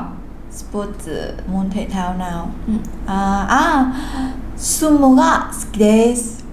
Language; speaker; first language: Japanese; non-native, fluent; Vietnamese